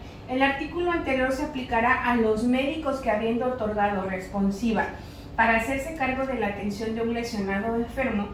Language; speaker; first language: Spanish; native; Spanish